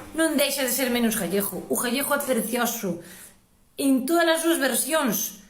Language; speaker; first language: Galician; native; Galician